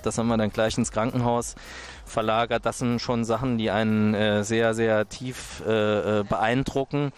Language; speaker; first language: German; native; German